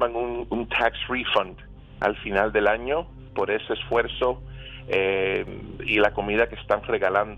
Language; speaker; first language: Spanish; early bilingual, other home language; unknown